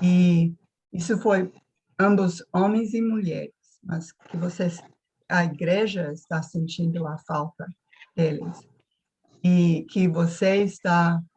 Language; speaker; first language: Portuguese; non-native, fluent; English